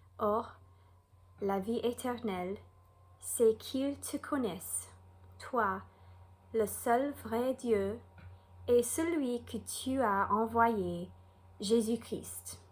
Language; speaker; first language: French; non-native, fluent; English